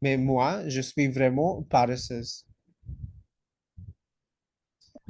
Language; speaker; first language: French; non-native, fluent; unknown